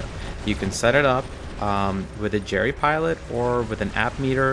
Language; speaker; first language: English; native; English